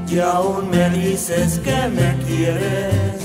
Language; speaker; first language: Spanish; non-native, local second language; Nahuatl languages